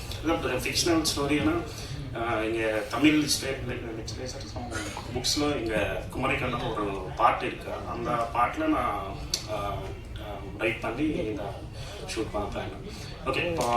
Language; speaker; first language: Tamil; non-native, learner; Telugu